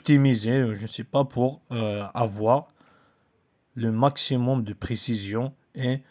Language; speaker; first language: French; non-native, local second language; Kabyle